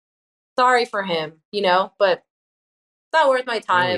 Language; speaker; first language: English; native; English